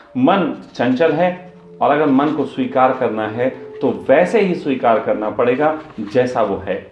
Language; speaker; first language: Hindi; native; Hindi